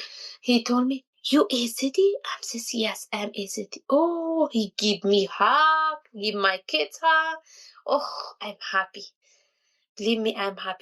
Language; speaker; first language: English; non-native, learner; Kurdish